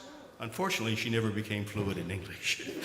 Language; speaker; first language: English; native; English